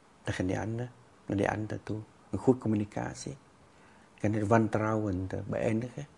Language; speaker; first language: Dutch; non-native, fluent; Vietnamese